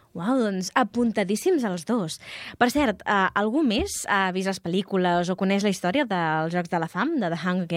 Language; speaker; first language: Catalan; native; Catalan